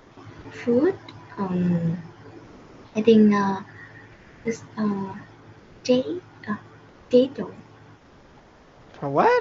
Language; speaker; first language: English; non-native, learner; Vietnamese